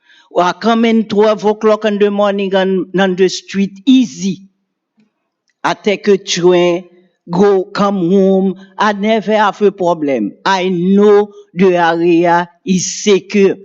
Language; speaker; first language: English; non-native, learner; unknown